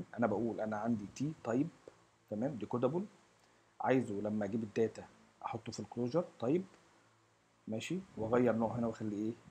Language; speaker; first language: Arabic; native; Arabic